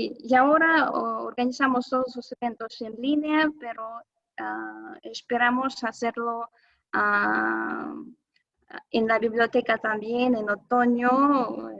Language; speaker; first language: Spanish; non-native, fluent; Russian